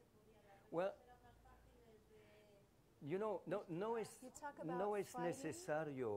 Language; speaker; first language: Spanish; non-native, fluent; French